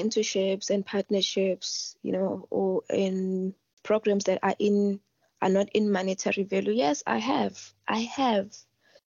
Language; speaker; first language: English; non-native, local second language; Northern Sotho